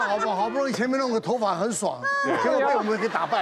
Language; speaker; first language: Chinese; native; Chinese